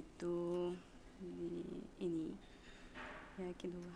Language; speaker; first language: Indonesian; non-native, learner; Arabic